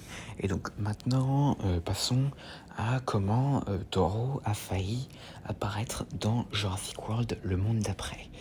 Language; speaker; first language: French; native; French